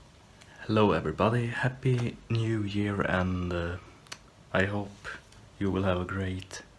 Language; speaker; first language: English; non-native, fluent; Swedish